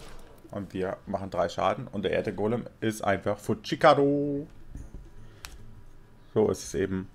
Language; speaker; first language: German; native; German